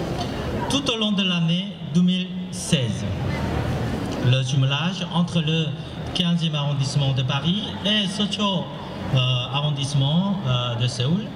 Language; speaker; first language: French; non-native, fluent; Korean